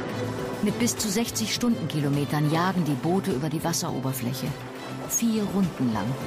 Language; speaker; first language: German; native; German